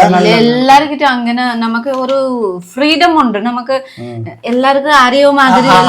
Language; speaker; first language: Malayalam; non-native, fluent; Nepali